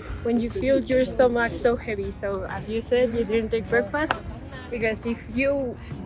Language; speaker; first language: English; non-native, fluent; Spanish